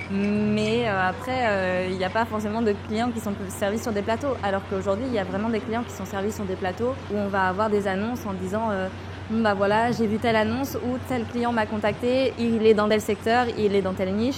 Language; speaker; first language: French; native; French